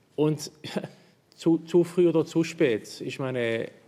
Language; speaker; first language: German; non-native, local second language; French